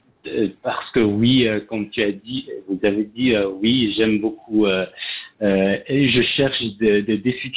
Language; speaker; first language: French; non-native, fluent; Persian